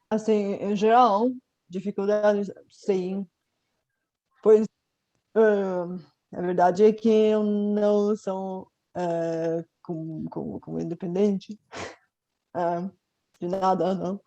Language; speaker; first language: Portuguese; non-native, fluent; Bulgarian